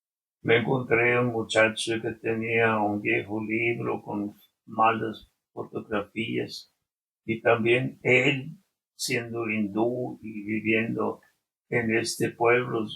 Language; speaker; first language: Spanish; non-native, fluent; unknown